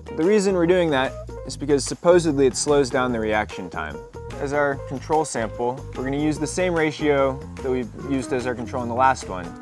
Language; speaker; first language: English; native; English